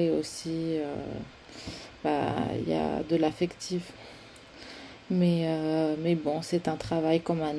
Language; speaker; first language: French; non-native, fluent; Spanish